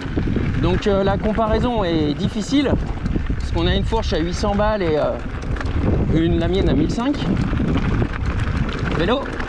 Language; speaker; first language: French; native; French